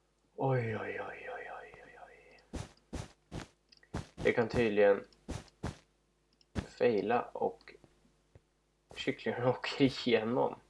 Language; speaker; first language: Swedish; native; Swedish